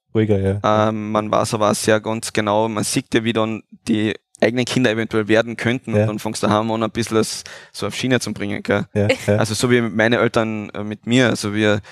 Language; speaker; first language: German; native; German